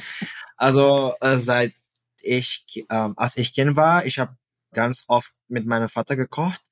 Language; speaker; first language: German; non-native, fluent; Indonesian